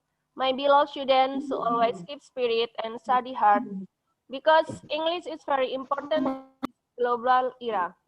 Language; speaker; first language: English; non-native, fluent; Indonesian